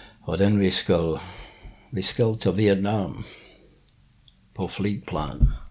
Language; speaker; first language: Swedish; early bilingual, heritage; English